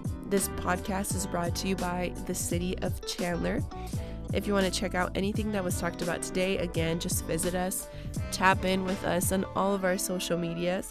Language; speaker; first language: English; early bilingual, other home language; Spanish